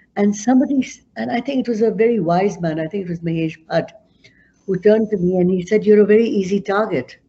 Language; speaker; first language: English; non-native, local second language; Punjabi